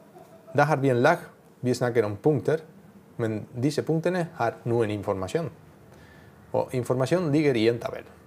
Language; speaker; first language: Norwegian; non-native, learner; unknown